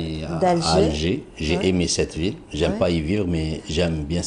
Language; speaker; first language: French; non-native, local second language; Arabic